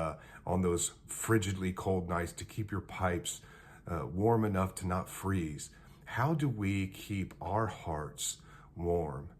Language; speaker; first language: English; native; English